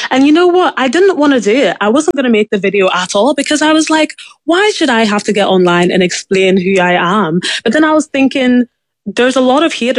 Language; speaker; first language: English; native; English